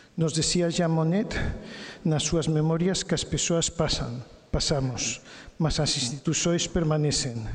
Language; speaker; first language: Portuguese; non-native, fluent; Galician